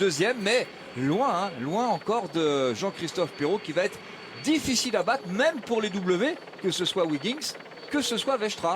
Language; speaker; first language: French; native; French